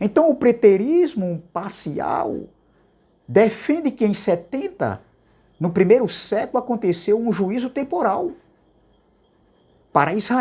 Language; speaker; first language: Portuguese; native; Portuguese